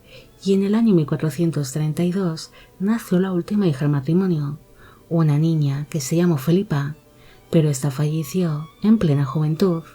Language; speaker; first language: Spanish; native; Spanish